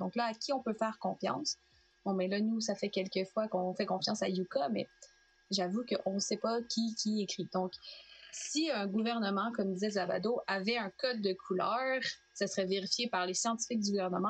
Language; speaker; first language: French; native; French